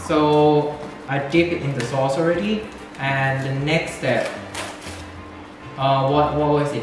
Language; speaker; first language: English; non-native, fluent; Thai